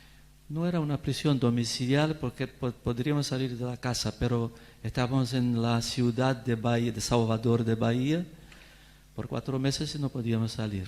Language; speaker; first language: Spanish; non-native, fluent; Portuguese